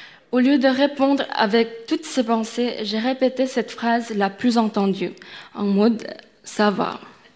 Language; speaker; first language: French; non-native, fluent; Korean